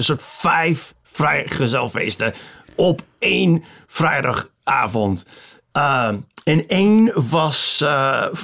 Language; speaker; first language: Dutch; non-native, fluent; English